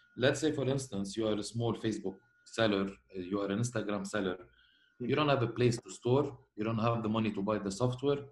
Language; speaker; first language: English; non-native, fluent; Arabic